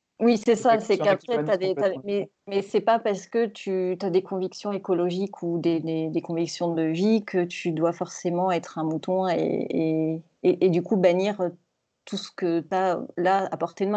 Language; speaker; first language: French; native; French